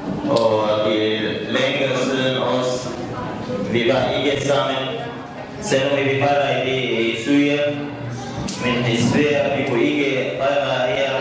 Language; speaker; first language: Danish; non-native, learner; Kurdish